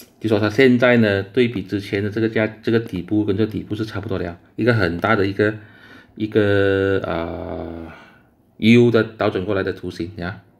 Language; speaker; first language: Chinese; native; Chinese